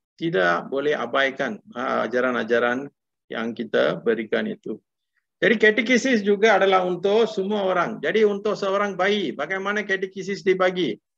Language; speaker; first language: Malay; non-native, local second language; Tamil